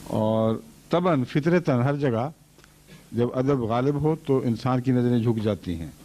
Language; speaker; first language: Urdu; native; Urdu